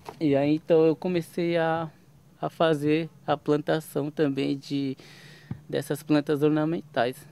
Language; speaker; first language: Portuguese; non-native, local second language; Guarani